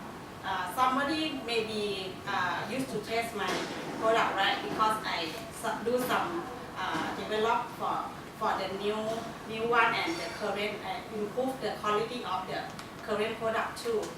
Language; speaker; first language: English; non-native, learner; Thai